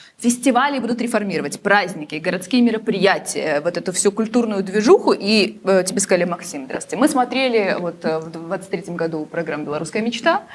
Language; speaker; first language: Russian; native; Russian